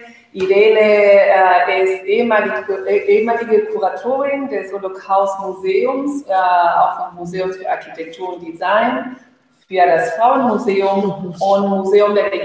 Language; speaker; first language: German; non-native, fluent; Spanish